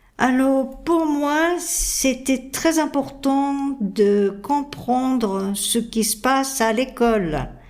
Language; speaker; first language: French; non-native, fluent; Japanese